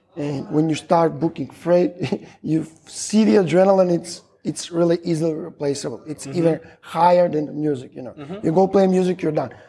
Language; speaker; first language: English; non-native, fluent; Macedonian